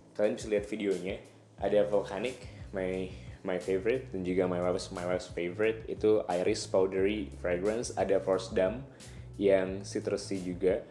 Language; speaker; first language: Indonesian; native; Indonesian